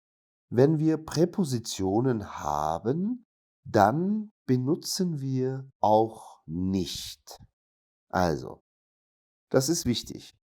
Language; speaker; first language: German; non-native, fluent; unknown